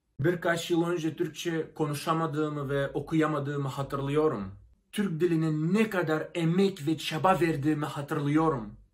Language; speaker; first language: Turkish; non-native, fluent; Russian